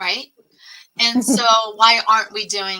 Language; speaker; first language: English; native; English